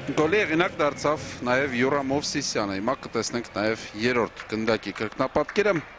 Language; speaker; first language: Armenian; native; Armenian